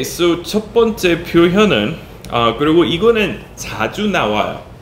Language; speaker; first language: Korean; non-native, fluent; English